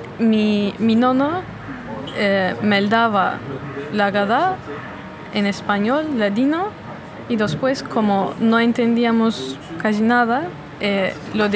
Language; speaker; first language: Spanish; non-native, fluent; Turkish